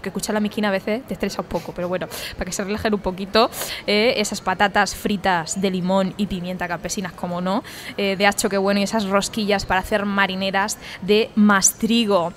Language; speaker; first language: Spanish; native; Spanish